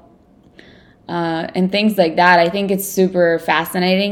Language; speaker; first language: English; non-native, fluent; Russian